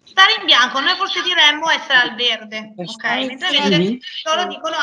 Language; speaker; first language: Italian; native; Italian